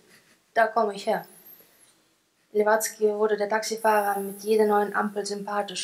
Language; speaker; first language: German; non-native, fluent; Ukrainian